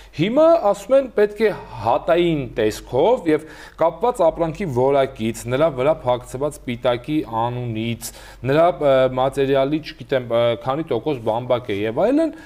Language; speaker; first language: Armenian; native; Armenian